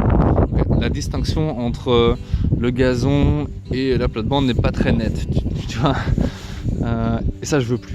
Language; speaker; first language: French; native; French